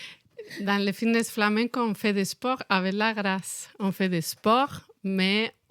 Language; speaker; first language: French; non-native, fluent; Spanish